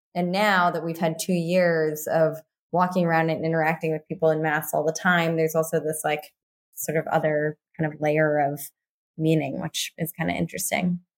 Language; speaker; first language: English; native; English